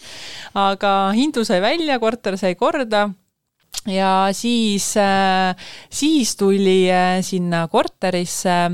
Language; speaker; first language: Estonian; native; Estonian